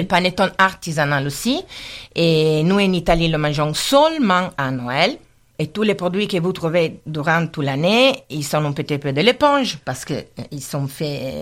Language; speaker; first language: French; non-native, learner; Italian